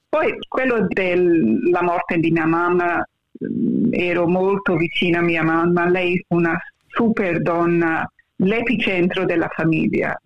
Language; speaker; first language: Italian; early bilingual, heritage; Italian